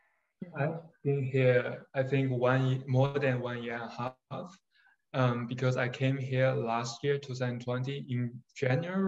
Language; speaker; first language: English; non-native, fluent; Chinese